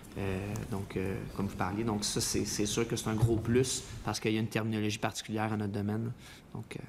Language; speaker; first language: French; native; French